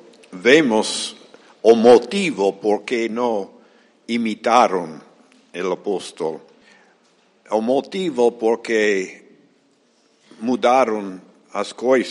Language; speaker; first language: Portuguese; non-native, fluent; Spanish